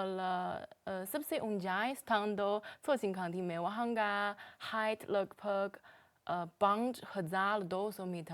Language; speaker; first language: Hindi; non-native, learner; Chinese